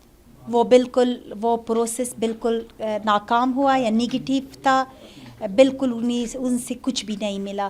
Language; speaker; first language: Hindi; non-native, learner; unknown